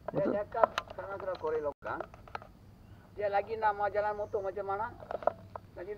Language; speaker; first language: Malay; non-native, local second language; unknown